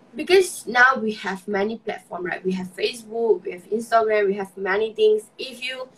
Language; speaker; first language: English; non-native, local second language; Malay